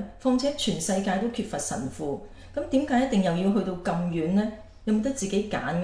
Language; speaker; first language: Chinese; native; Chinese